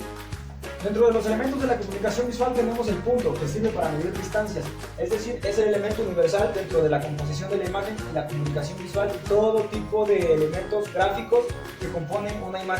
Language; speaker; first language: Spanish; native; Spanish